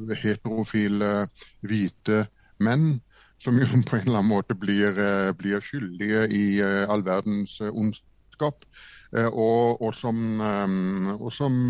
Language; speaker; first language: Norwegian; native; Norwegian